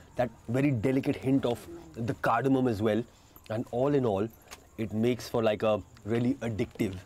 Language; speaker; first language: English; non-native, local second language; Hindi